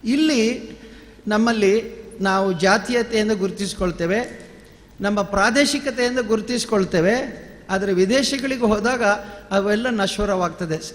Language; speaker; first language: Kannada; non-native, local second language; Tulu